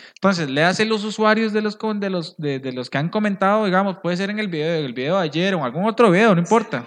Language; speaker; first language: Spanish; native; Spanish